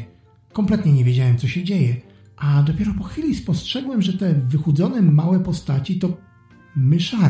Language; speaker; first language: Polish; native; Polish